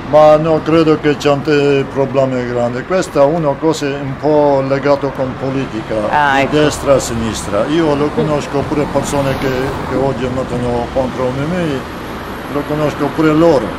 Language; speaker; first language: Italian; non-native, learner; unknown